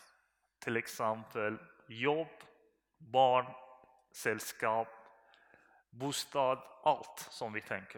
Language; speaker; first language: Swedish; non-native, learner; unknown